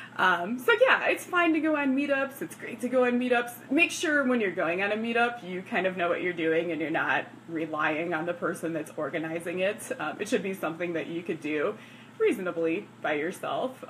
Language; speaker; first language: English; native; English